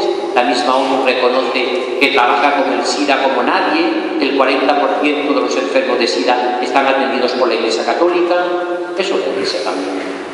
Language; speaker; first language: Spanish; native; Spanish